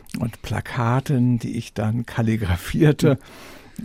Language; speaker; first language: German; native; German